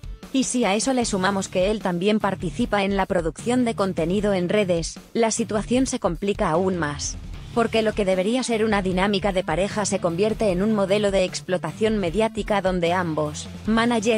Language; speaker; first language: Spanish; native; Spanish